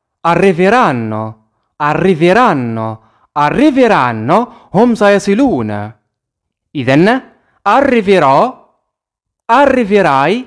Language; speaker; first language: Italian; non-native, fluent; Arabic